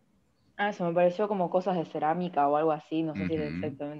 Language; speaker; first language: Spanish; native; Spanish